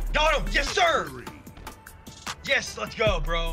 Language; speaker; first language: English; native; English